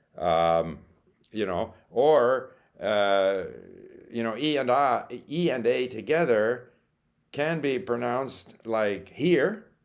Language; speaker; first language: English; native; English